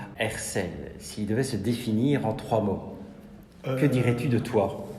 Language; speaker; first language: French; native; French